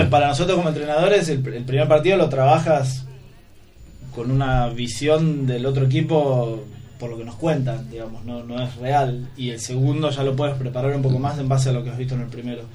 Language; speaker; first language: Spanish; native; Spanish